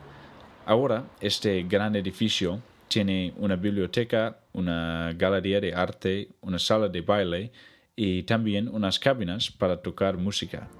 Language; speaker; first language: Spanish; non-native, learner; English